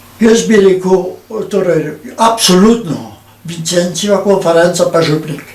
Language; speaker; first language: Slovenian; native; Slovenian